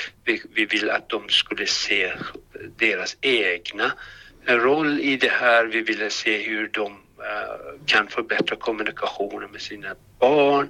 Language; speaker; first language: Swedish; non-native, fluent; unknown